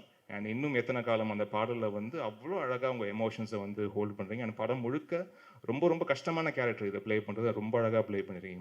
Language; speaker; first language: Tamil; native; Tamil